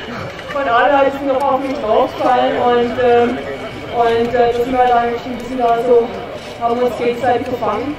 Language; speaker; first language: German; native; German